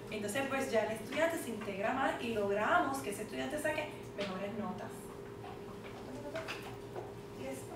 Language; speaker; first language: Spanish; native; Spanish